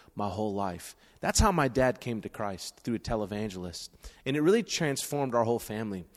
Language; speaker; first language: English; native; English